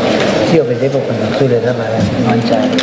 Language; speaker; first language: Italian; non-native, fluent; Spanish